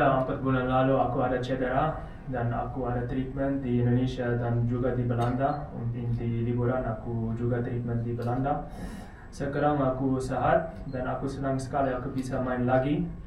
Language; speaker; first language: Indonesian; non-native, learner; Dutch